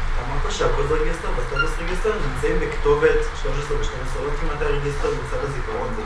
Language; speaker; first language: Hebrew; native; Hebrew